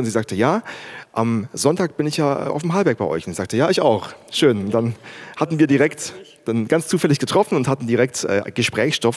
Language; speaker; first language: German; native; German